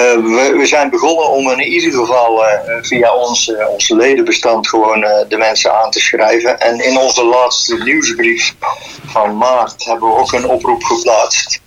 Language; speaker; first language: Dutch; native; Dutch